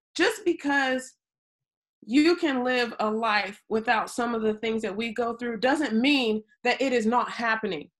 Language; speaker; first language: English; native; English